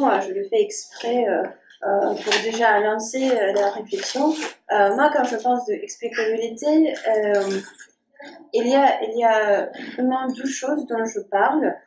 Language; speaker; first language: French; non-native, fluent; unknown